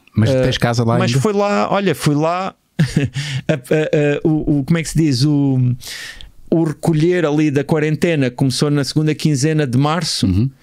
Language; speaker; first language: Portuguese; native; Portuguese